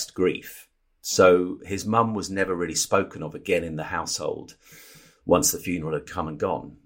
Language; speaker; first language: English; native; English